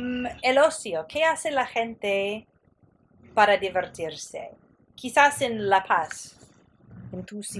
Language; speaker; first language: Spanish; non-native, fluent; English